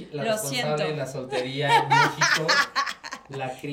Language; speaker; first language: Spanish; native; Spanish